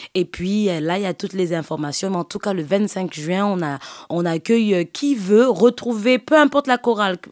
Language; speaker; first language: French; early bilingual, other home language; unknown